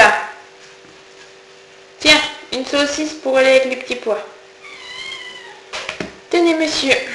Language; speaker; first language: French; native; French